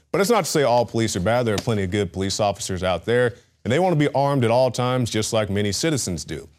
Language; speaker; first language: English; native; English